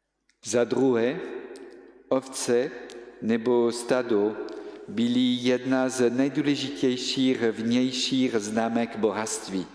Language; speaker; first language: Czech; non-native, fluent; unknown